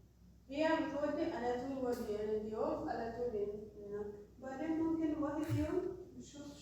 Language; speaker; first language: Arabic; non-native, learner; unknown